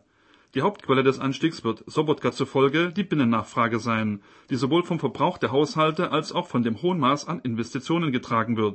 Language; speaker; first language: German; native; German